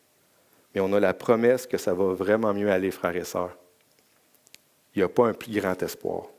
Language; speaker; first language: French; native; French